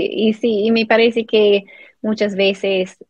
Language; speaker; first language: Spanish; non-native, fluent; English